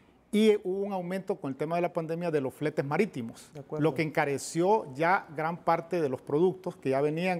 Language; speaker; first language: Spanish; native; Spanish